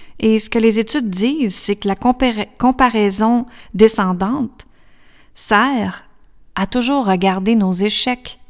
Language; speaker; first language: French; native; French